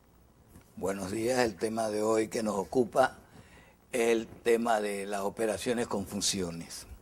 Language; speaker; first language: Spanish; native; Spanish